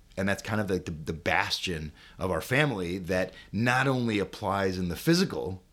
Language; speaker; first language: English; native; English